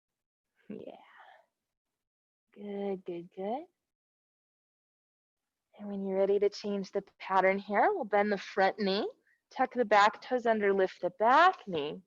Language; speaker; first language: English; native; English